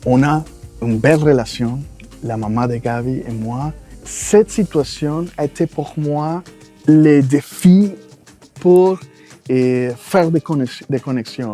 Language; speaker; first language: French; non-native, fluent; Spanish